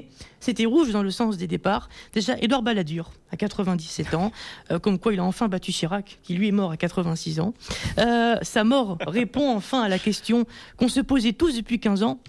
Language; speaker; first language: French; native; French